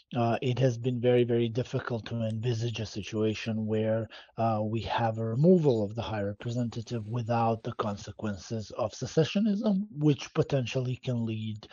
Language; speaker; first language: English; non-native, fluent; Bosnian